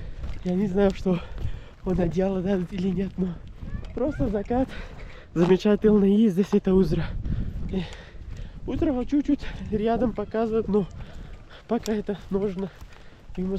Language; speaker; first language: Russian; non-native, learner; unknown